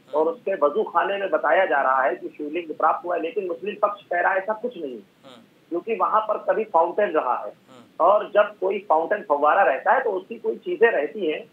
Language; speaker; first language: Hindi; native; Hindi